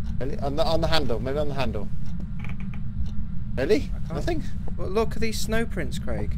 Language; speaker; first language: English; native; English